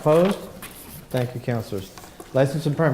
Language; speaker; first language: English; native; English